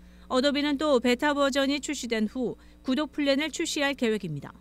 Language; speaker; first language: Korean; native; Korean